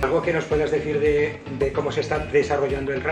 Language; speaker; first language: Spanish; native; Spanish